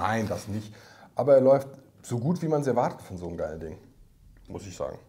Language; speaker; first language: German; native; German